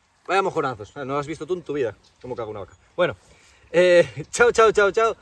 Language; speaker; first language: Spanish; native; Spanish